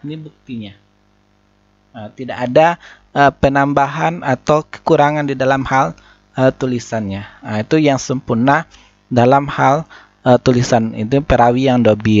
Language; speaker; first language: Indonesian; native; Indonesian